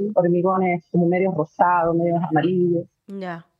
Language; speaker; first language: Spanish; native; Spanish